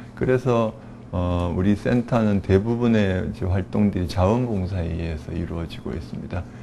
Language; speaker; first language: Korean; native; Korean